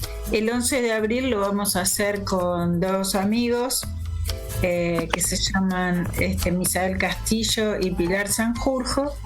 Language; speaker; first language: Spanish; native; Spanish